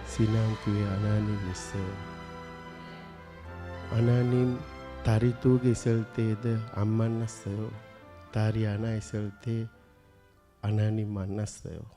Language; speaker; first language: Korean; non-native, learner; Sinhala